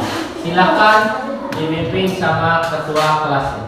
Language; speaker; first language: Indonesian; native; Indonesian